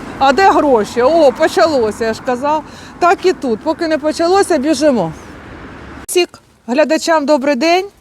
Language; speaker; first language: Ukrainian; native; Ukrainian